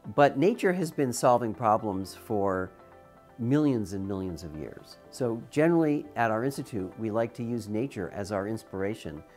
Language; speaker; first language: English; native; English